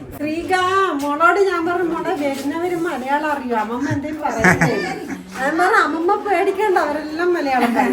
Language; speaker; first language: Malayalam; non-native, learner; Nepali